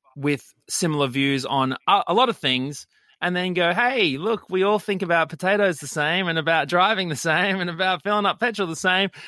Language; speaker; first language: English; native; English